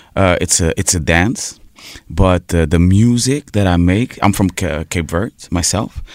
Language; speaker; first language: English; early bilingual, heritage; Portuguese